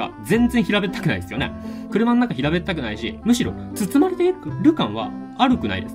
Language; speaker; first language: Japanese; native; Japanese